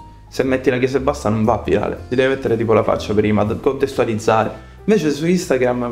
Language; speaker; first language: Italian; native; Italian